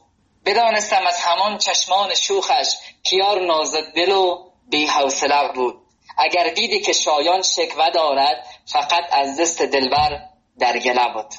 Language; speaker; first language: Persian; native; Persian